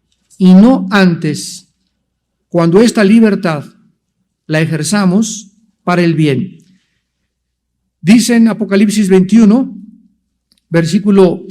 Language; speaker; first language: Spanish; native; Spanish